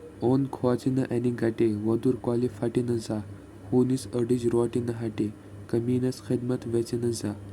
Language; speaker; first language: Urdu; non-native, local second language; Kashmiri